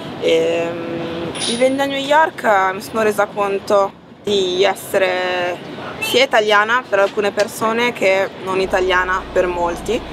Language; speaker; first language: Italian; early bilingual, other home language; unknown